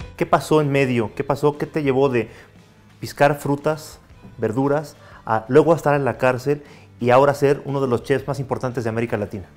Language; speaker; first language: Spanish; native; Spanish